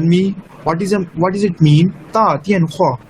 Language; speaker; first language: English; non-native, local second language; Urdu